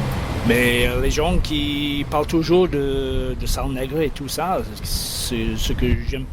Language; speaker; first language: French; non-native, fluent; English